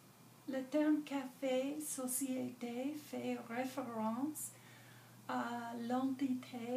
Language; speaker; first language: French; non-native, learner; English